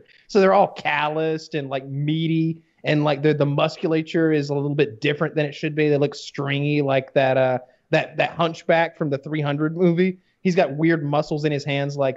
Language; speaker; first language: English; native; English